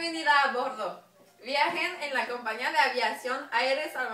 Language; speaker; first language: Spanish; non-native, learner; French